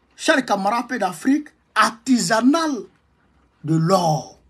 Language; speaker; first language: French; non-native, local second language; Dyula